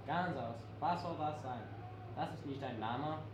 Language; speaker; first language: German; non-native, learner; English